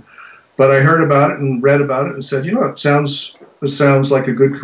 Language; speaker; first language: English; native; English